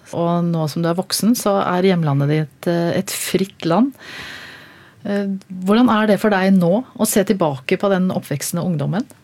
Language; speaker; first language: Norwegian; native; Norwegian